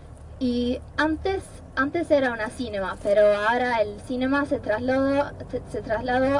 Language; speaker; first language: Spanish; non-native, fluent; Norwegian